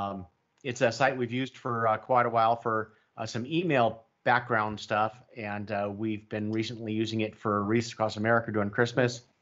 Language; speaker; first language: English; native; English